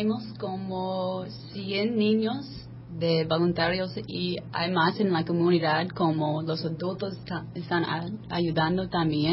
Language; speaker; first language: Spanish; non-native, learner; English